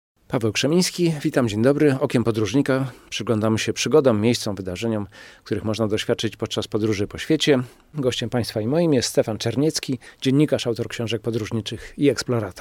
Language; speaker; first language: Polish; native; Polish